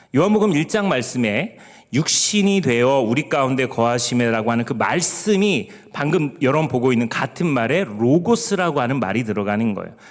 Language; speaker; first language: Korean; native; Korean